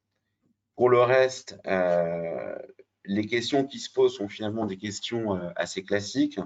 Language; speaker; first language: French; native; French